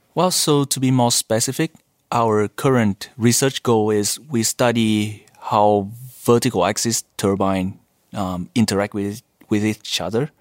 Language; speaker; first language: English; non-native, fluent; Vietnamese